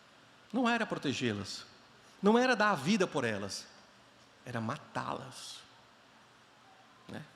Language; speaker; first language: Portuguese; native; Portuguese